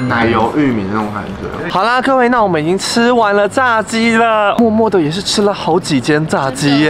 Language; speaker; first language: Chinese; native; Chinese